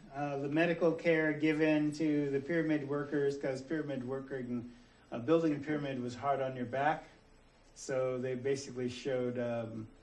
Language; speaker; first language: English; native; English